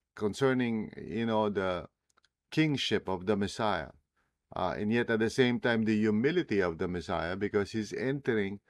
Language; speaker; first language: English; non-native, local second language; Filipino